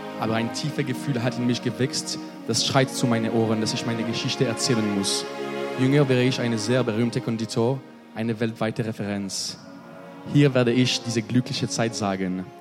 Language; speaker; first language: German; non-native, learner; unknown